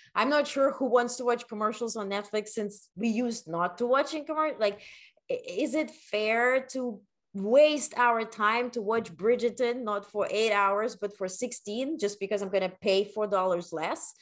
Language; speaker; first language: English; non-native, fluent; Ukrainian